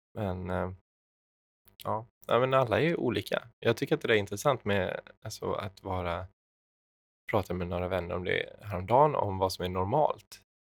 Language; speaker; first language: Swedish; native; Swedish